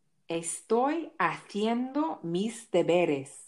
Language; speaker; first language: Spanish; non-native, fluent; English